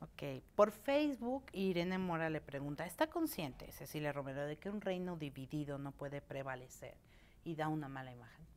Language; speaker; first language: Spanish; native; Spanish